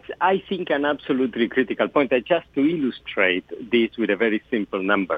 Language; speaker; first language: English; non-native, fluent; Spanish